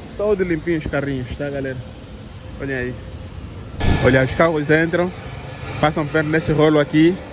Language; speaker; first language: Portuguese; native; Portuguese